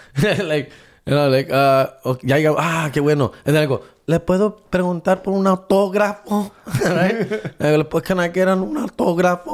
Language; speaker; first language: Spanish; early bilingual, other home language; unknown